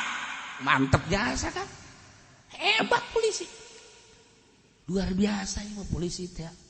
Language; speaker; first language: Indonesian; non-native, local second language; Sundanese